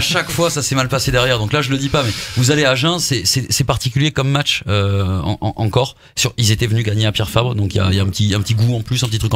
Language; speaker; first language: French; native; French